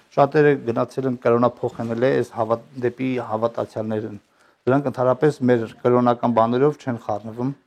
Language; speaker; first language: Armenian; non-native, local second language; Kurdish